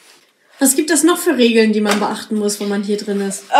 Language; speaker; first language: German; native; German